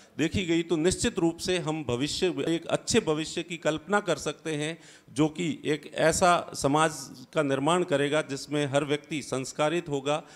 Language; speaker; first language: Hindi; native; Hindi